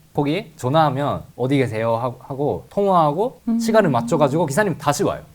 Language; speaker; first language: Korean; non-native, fluent; Japanese